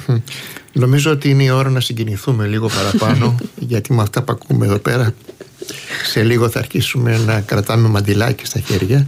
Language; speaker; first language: Greek; native; Greek